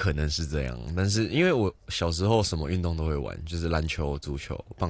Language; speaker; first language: Chinese; non-native, local second language; Cantonese